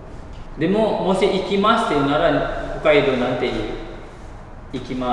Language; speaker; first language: Japanese; non-native, learner; Indonesian